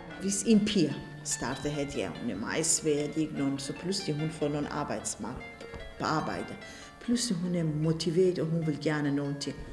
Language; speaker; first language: Danish; non-native, fluent; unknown